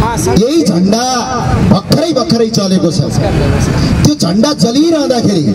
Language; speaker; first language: Nepali; native; Nepali